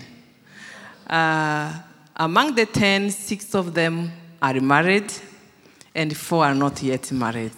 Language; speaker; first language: English; non-native, local second language; Kinyarwanda